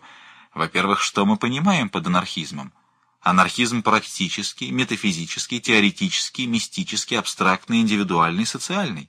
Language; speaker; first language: Russian; native; Russian